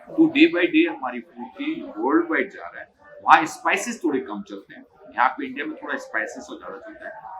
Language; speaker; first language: Hindi; native; Hindi